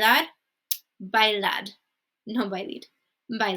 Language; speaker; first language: Spanish; non-native, fluent; English